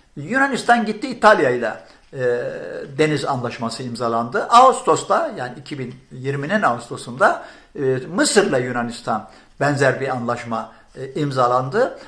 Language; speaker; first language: Turkish; non-native, fluent; Arabic